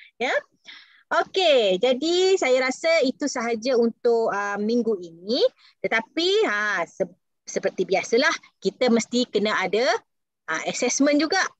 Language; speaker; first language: Malay; native; Malay